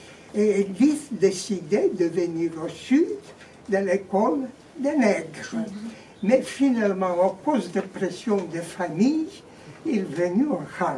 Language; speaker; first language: French; non-native, fluent; Greek